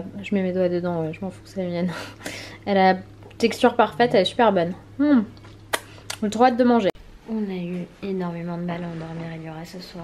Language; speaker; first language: French; native; French